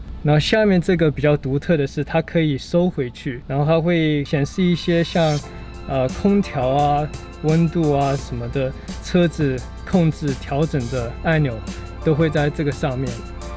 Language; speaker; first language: Chinese; early bilingual, heritage; Chinese